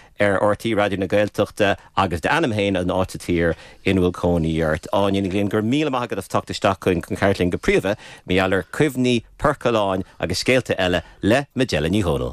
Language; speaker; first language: Irish; native; Irish